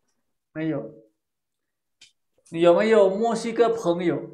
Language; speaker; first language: Chinese; non-native, fluent; Spanish